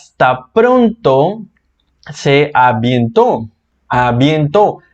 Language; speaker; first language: French; non-native, fluent; Spanish